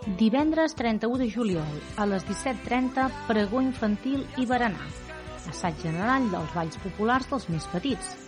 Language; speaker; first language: Catalan; native; Catalan